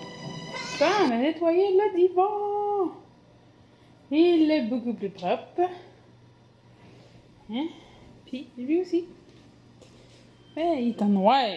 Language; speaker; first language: French; native; French